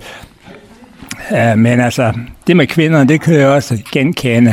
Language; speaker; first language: Danish; native; Danish